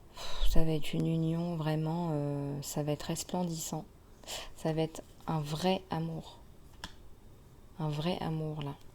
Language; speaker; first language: French; native; French